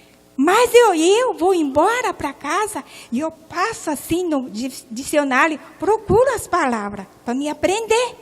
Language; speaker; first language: Portuguese; non-native, local second language; Japanese